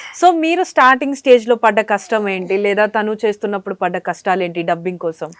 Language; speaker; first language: Telugu; native; Telugu